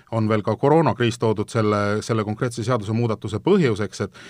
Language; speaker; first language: Estonian; native; Estonian